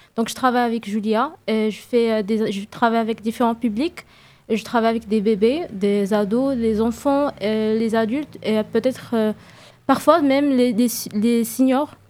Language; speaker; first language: French; non-native, local second language; Arabic